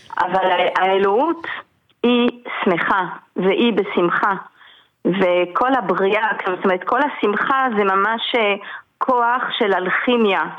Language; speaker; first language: Hebrew; non-native, fluent; French